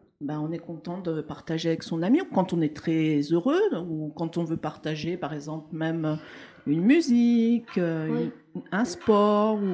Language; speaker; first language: French; native; French